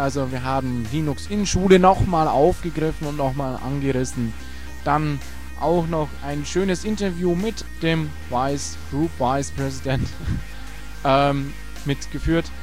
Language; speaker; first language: German; native; German